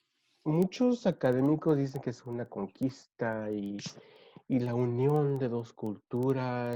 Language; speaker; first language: Spanish; early bilingual, other home language; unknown